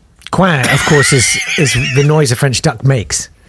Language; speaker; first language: English; native; English